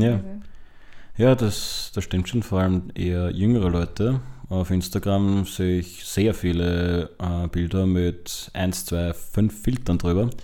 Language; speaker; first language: German; native; German